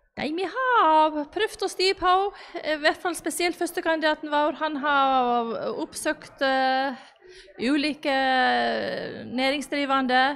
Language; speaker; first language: Norwegian; native; Norwegian